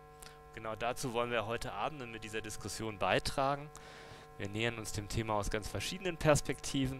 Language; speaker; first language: German; native; German